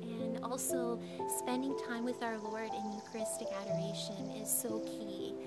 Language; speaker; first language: English; native; English